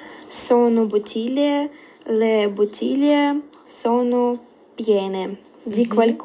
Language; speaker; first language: Italian; non-native, learner; Ukrainian